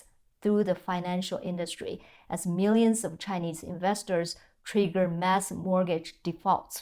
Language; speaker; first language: English; non-native, fluent; Chinese